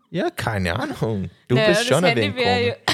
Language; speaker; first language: German; non-native, learner; English